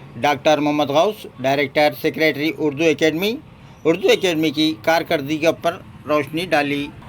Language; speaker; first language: Urdu; native; Urdu